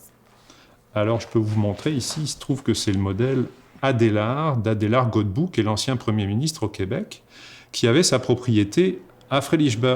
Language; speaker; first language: French; native; French